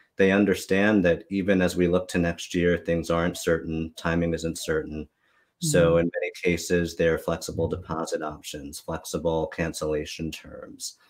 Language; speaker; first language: English; native; English